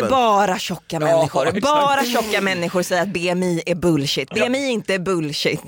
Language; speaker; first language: Swedish; native; Swedish